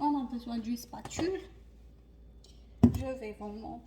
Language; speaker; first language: French; non-native, local second language; Arabic